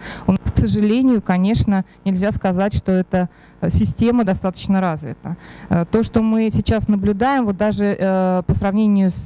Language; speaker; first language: Russian; native; Russian